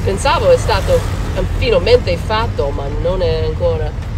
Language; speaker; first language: Italian; non-native, learner; English